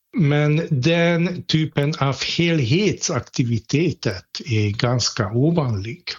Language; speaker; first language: Swedish; non-native, fluent; Hungarian